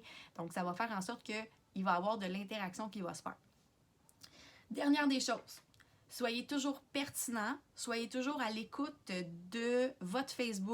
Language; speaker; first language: French; native; French